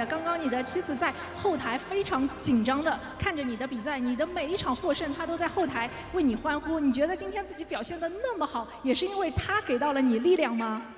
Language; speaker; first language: Chinese; native; Chinese